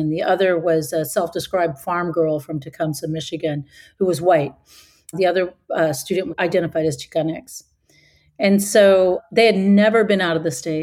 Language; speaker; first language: English; native; English